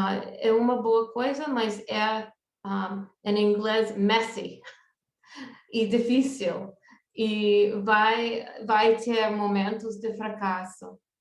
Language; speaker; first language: Portuguese; non-native, fluent; English